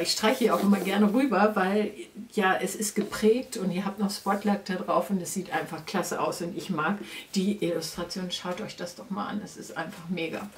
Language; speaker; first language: German; native; German